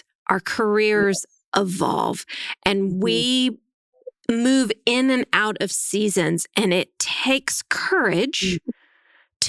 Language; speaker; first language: English; native; English